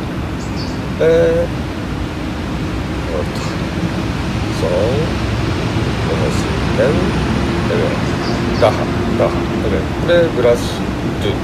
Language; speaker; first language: Turkish; non-native, learner; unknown